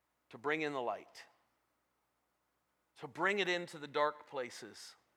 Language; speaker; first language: English; native; English